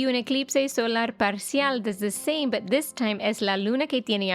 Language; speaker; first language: Spanish; non-native, fluent; English